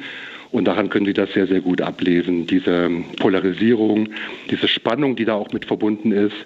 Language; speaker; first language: German; native; German